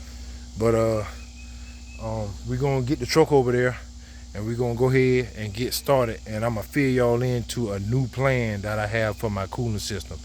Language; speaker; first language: English; native; English